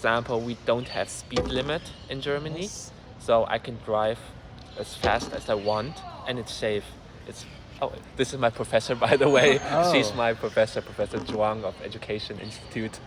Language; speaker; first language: English; non-native, fluent; German